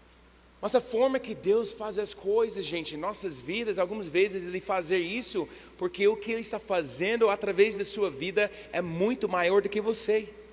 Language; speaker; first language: Portuguese; non-native, learner; English